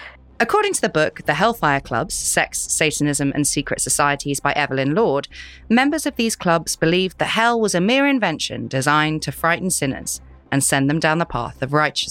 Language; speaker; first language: English; native; English